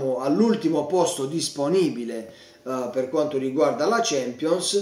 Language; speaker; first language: Italian; native; Italian